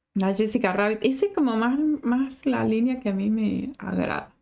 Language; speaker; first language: Spanish; native; Spanish